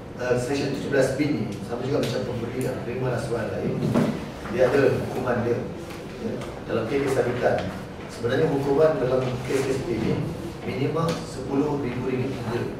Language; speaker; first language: Malay; native; Malay